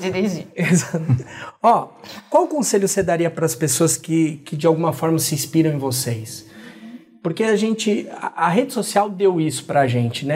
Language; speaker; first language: Portuguese; native; Portuguese